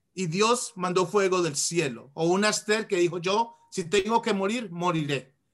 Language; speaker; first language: Spanish; native; Spanish